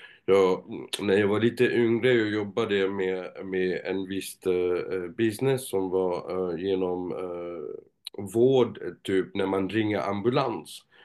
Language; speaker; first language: Swedish; non-native, fluent; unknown